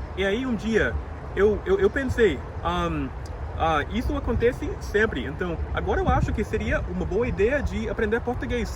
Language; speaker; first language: Portuguese; non-native, fluent; English